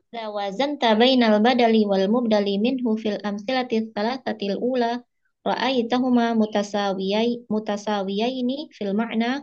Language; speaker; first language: Arabic; non-native, learner; Indonesian